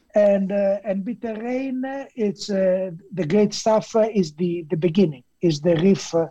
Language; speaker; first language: English; non-native, fluent; Italian